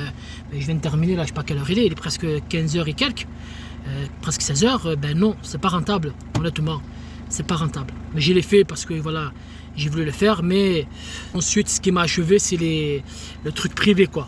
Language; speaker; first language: French; native; French